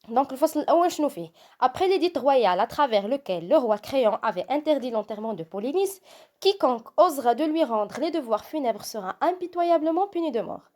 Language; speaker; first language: French; non-native, local second language; Arabic